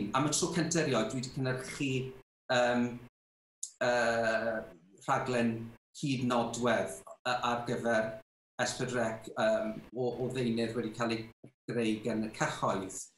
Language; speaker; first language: Welsh; native; Welsh